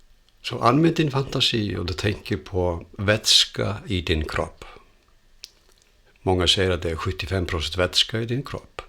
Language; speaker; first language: Swedish; non-native, fluent; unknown